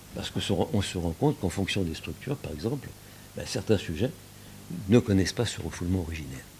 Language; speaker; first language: French; early bilingual, other home language; Yiddish